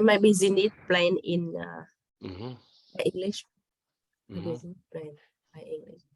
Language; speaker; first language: English; non-native, learner; Vietnamese